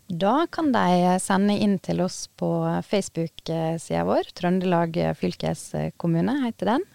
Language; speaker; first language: Norwegian; native; Norwegian